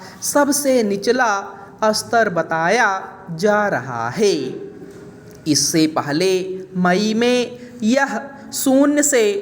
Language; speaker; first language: Hindi; native; Hindi